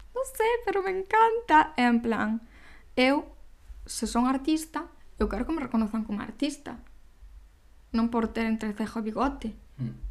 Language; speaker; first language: Galician; non-native, local second language; Spanish